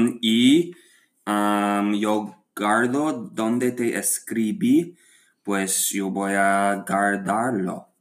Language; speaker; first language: Spanish; non-native, learner; English